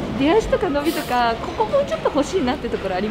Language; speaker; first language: Japanese; native; Japanese